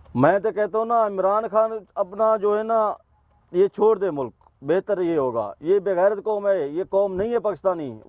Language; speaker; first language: Urdu; non-native, local second language; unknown